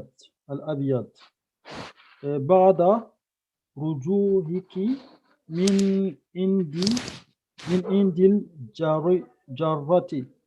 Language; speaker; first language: Arabic; non-native, learner; French